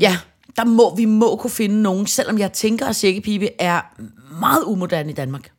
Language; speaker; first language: Danish; native; Danish